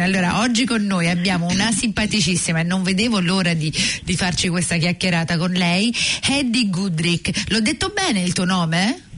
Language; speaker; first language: Italian; native; Italian